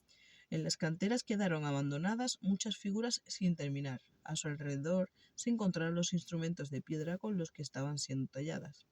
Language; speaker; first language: Spanish; native; Spanish